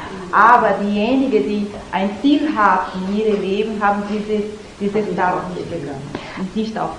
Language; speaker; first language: German; non-native, learner; Portuguese